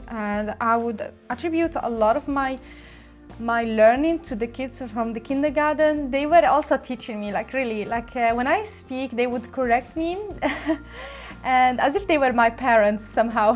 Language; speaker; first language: English; non-native, local second language; Arabic